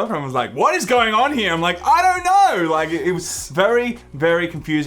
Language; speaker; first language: English; native; English